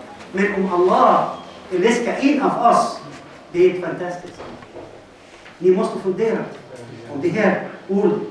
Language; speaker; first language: Swedish; non-native, fluent; Arabic